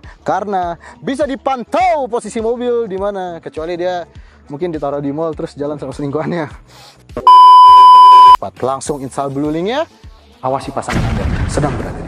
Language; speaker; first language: Indonesian; native; Indonesian